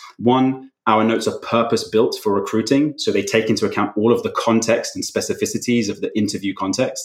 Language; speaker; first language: English; native; English